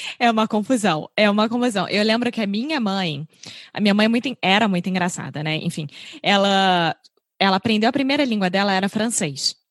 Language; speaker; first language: Portuguese; native; Portuguese